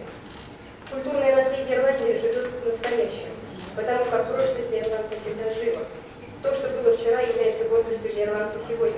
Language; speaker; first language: Russian; native; Russian